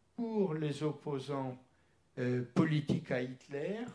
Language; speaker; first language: French; early bilingual, other home language; Polish